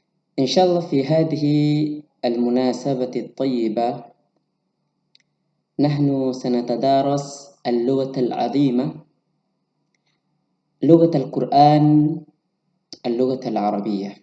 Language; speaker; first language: Arabic; non-native, learner; Indonesian